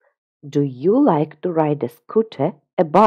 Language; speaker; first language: English; non-native, fluent; Russian